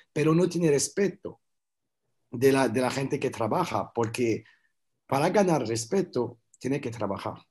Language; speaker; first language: Spanish; non-native, learner; French